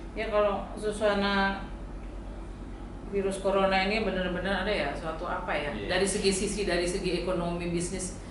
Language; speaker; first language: Indonesian; native; Indonesian